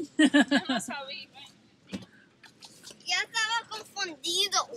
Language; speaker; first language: Spanish; early bilingual, heritage; English